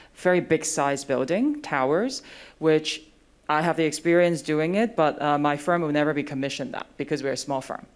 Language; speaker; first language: English; non-native, local second language; Cantonese